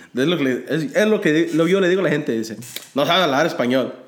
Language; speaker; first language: Spanish; early bilingual, other home language; English